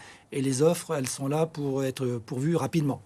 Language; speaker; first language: French; native; French